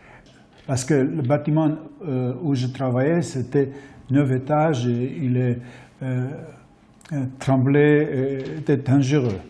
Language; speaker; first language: French; non-native, fluent; Armenian